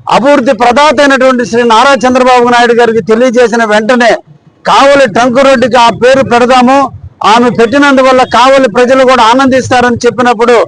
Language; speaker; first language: Telugu; native; Telugu